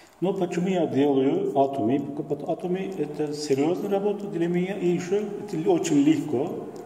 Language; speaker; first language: Russian; non-native, learner; Turkish